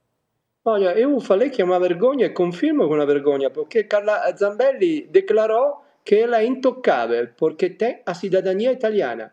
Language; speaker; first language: Portuguese; non-native, fluent; Italian